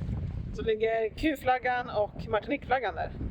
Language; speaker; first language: Swedish; native; Swedish